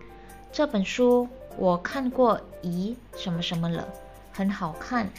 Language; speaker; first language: Chinese; non-native, fluent; Indonesian